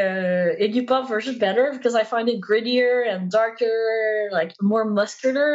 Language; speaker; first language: English; non-native, fluent; French